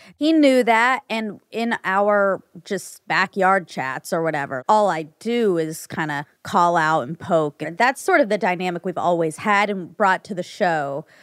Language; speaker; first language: English; early bilingual, other home language; Hindi